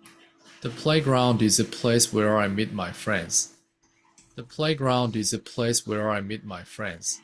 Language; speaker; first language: English; non-native, fluent; Korean